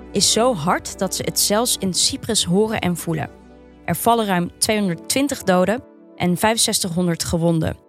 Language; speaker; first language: Dutch; early bilingual, other home language; Turkish